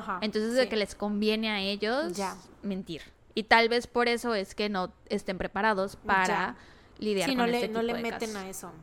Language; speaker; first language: Spanish; native; Spanish